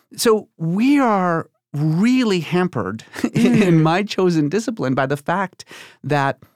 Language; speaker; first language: English; early bilingual, other home language; Persian